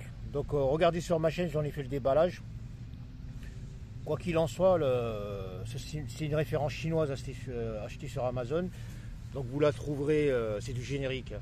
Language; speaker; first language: French; non-native, local second language; Arabic